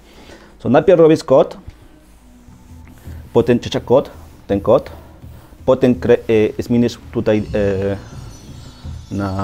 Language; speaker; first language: Polish; non-native, learner; Spanish